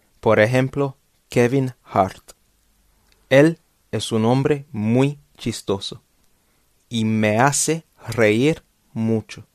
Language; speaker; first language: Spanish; non-native, fluent; English